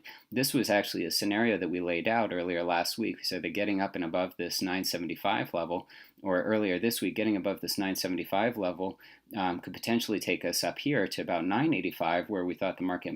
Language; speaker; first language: English; native; English